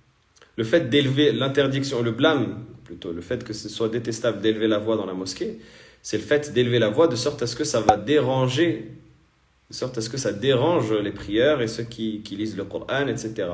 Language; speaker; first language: French; native; French